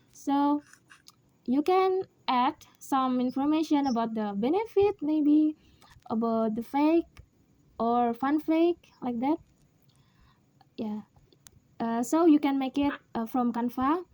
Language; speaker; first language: English; non-native, learner; Indonesian